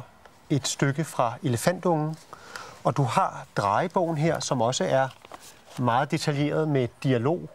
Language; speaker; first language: Danish; native; Danish